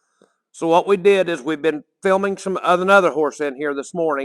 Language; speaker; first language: English; native; English